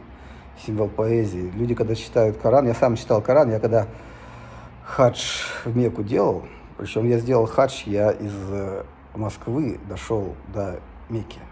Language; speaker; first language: Russian; native; Russian